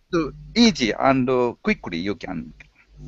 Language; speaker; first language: English; non-native, learner; Japanese